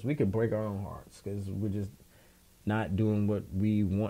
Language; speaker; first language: English; native; English